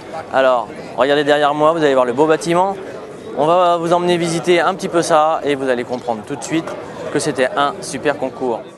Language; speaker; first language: French; native; French